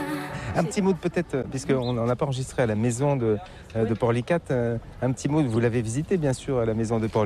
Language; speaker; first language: French; native; French